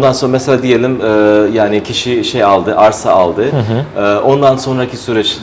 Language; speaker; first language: Turkish; non-native, fluent; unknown